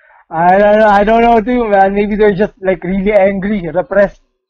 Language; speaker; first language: English; non-native, local second language; Filipino